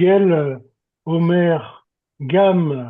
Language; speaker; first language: Hebrew; non-native, learner; French